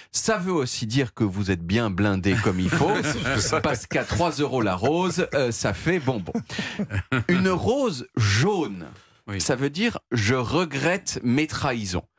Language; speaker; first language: French; native; French